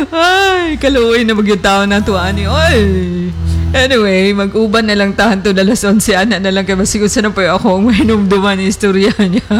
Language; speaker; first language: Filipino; non-native, local second language; Cebuano